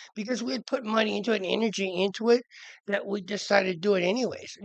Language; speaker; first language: English; native; English